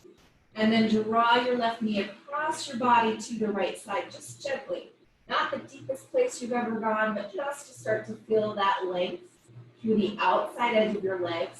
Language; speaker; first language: English; native; English